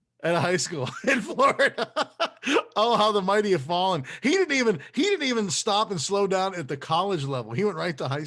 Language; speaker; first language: English; native; English